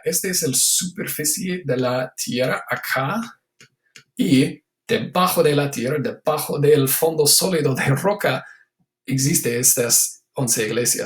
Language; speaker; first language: Spanish; non-native, fluent; English